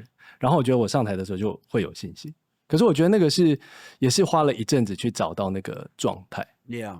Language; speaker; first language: Chinese; native; Chinese